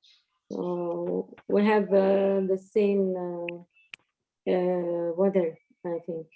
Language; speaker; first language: English; non-native, learner; Arabic